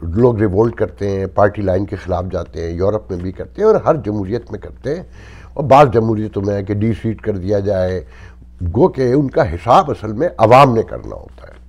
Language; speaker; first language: Urdu; native; Urdu